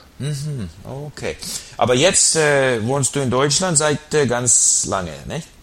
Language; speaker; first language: German; non-native, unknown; English